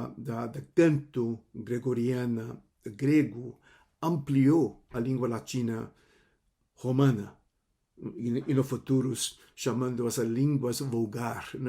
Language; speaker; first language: Portuguese; non-native, fluent; Cantonese